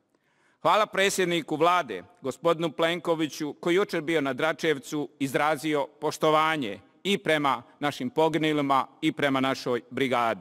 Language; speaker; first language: Bosnian; native; Bosnian